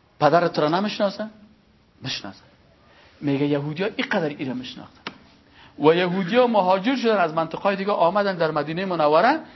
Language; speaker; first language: Persian; native; Persian